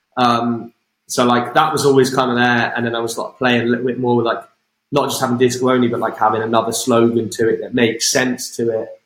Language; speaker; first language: English; native; English